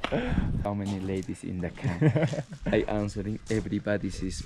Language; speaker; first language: English; non-native, learner; Spanish